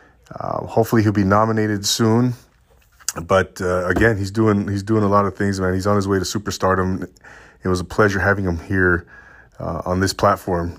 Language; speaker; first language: English; early bilingual, other home language; Spanish